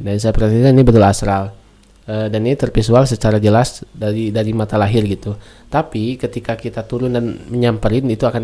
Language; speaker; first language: Indonesian; native; Indonesian